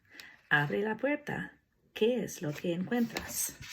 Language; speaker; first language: Spanish; non-native, fluent; English